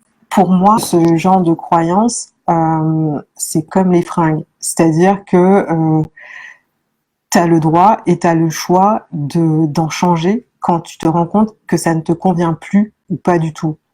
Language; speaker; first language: French; native; French